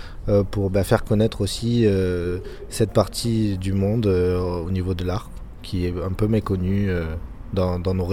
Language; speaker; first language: French; native; French